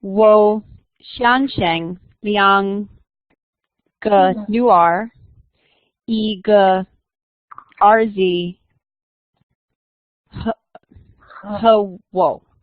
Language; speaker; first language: Chinese; non-native, learner; English